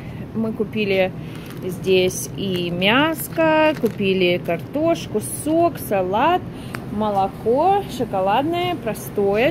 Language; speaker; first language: Russian; native; Russian